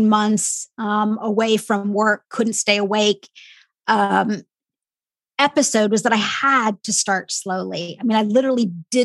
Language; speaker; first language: English; native; English